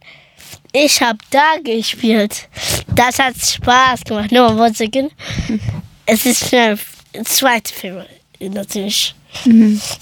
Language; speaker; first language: German; early bilingual, other home language; Persian